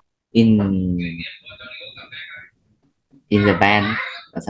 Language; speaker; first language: English; non-native, learner; Vietnamese